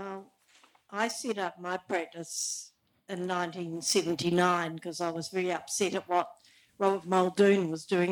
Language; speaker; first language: English; native; English